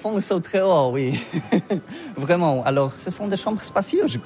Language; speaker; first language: French; non-native, learner; Polish